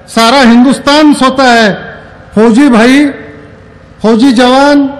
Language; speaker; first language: Hindi; non-native, local second language; Marathi